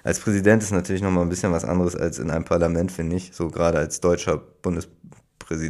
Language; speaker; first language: German; native; German